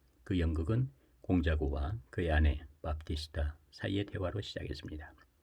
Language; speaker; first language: Korean; native; Korean